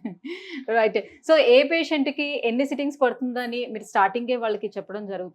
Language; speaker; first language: Telugu; native; Telugu